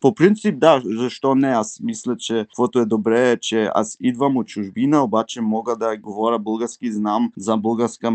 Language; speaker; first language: Bulgarian; early bilingual, heritage; Bulgarian